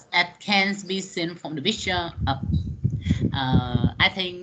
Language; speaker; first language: English; non-native, learner; Vietnamese